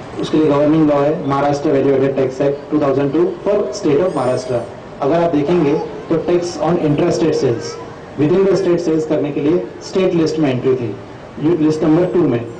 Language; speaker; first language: Hindi; non-native, local second language; Sindhi